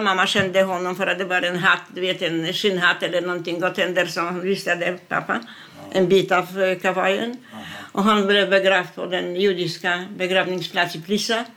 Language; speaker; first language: Swedish; non-native, fluent; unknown